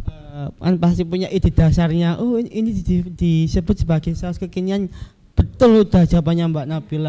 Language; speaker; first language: Indonesian; native; Indonesian